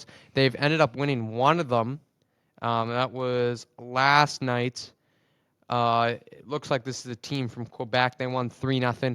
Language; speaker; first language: English; native; English